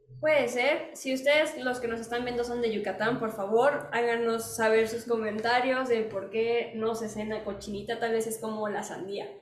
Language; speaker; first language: Spanish; native; Spanish